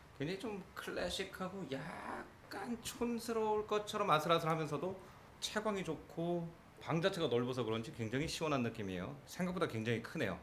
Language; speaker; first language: Korean; native; Korean